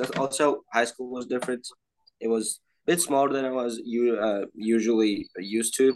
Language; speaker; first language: English; non-native, fluent; Georgian